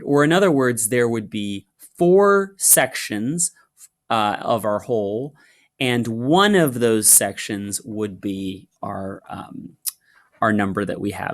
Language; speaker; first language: English; native; English